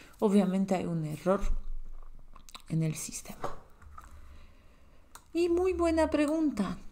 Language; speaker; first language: Spanish; non-native, fluent; Polish